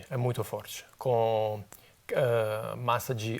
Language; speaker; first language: Portuguese; non-native, fluent; Italian